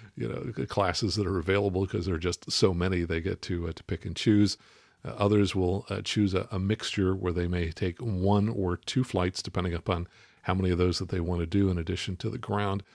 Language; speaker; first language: English; native; English